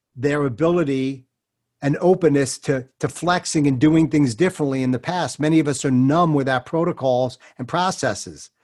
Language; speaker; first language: English; native; English